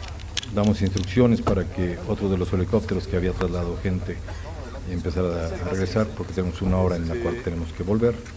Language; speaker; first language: Spanish; native; Spanish